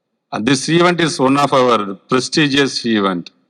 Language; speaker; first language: English; non-native, local second language; Tamil